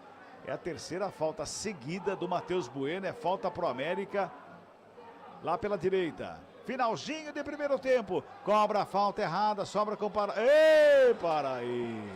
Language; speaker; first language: Portuguese; native; Portuguese